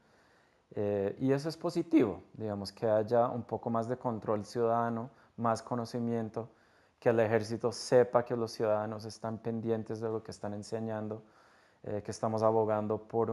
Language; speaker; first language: Spanish; non-native, fluent; English